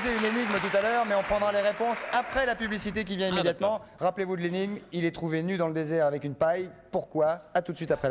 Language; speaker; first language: French; native; French